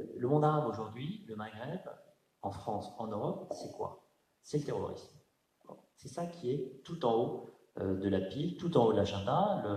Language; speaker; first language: French; native; French